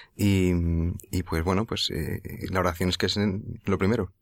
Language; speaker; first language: Spanish; native; Spanish